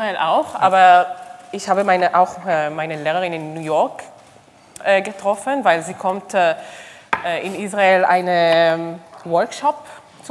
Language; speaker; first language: German; non-native, learner; Hebrew